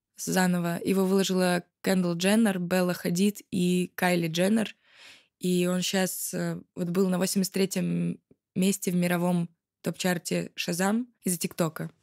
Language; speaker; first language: Russian; native; Russian